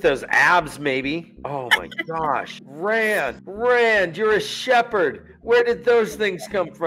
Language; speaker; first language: English; native; English